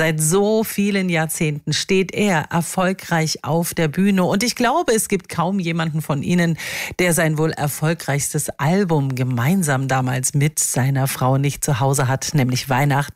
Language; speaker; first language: German; native; German